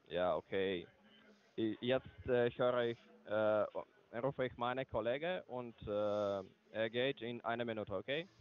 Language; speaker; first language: German; non-native, learner; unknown